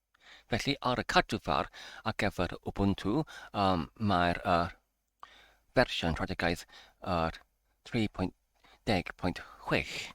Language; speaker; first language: Welsh; non-native, fluent; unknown